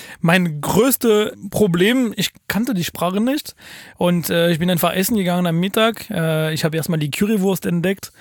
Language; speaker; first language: German; non-native, fluent; French